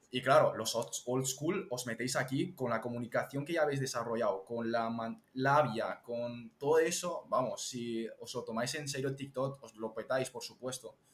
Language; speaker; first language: Spanish; early bilingual, other home language; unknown